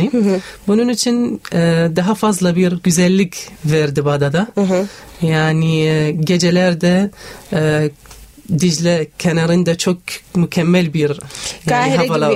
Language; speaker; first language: Turkish; non-native, learner; Arabic